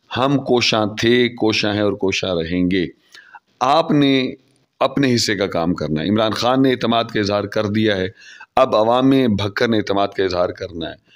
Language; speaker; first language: Urdu; non-native, local second language; Saraiki